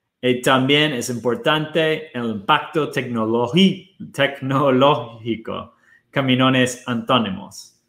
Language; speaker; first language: Spanish; non-native, fluent; Portuguese